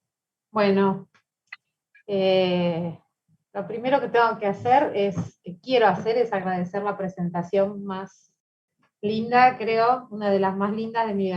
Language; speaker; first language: Spanish; native; Spanish